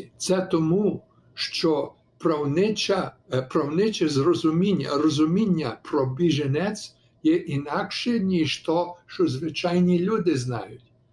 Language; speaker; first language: Ukrainian; early bilingual, heritage; Ukrainian